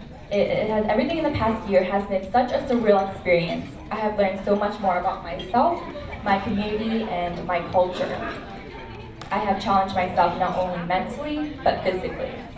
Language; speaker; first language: English; early bilingual, other home language; Vietnamese